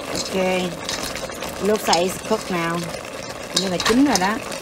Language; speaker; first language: English; non-native, fluent; Vietnamese